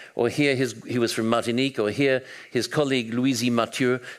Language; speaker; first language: English; native; English